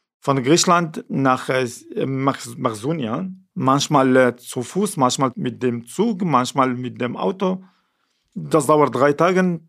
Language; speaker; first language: German; non-native, learner; Kurdish